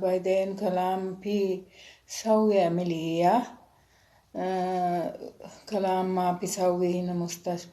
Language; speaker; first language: Arabic; non-native, learner; Sinhala